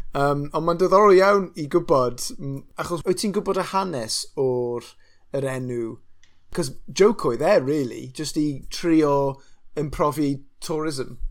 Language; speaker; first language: Welsh; non-native, local second language; English